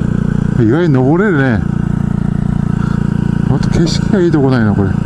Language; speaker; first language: Japanese; native; Japanese